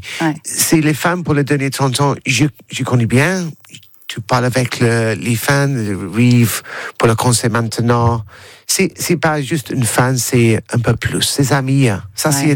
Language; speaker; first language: French; non-native, learner; English